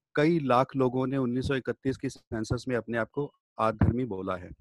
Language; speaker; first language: Hindi; native; Hindi